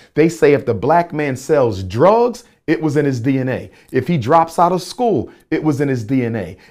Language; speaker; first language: English; native; English